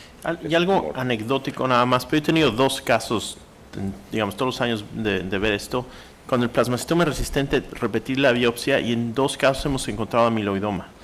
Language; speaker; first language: Spanish; native; Spanish